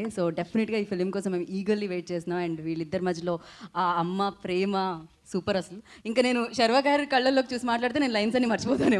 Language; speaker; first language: Telugu; native; Telugu